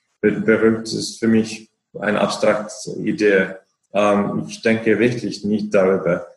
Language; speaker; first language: German; non-native, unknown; Icelandic